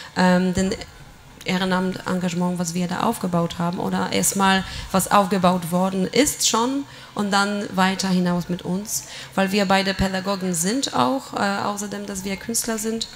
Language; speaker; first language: German; non-native, fluent; Polish